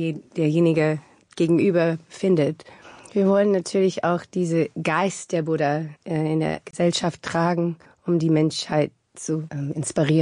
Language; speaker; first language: German; non-native, fluent; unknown